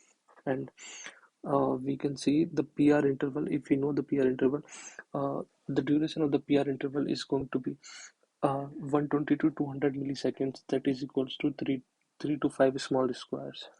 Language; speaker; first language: English; non-native, local second language; Hindi